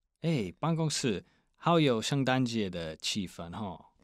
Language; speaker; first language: Chinese; non-native, fluent; English